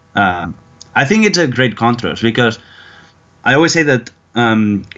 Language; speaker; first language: English; non-native, fluent; Spanish